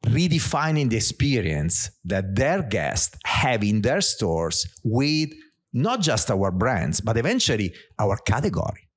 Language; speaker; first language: English; non-native, fluent; Italian